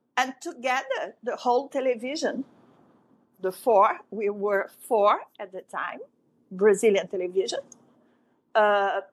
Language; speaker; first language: English; non-native, fluent; French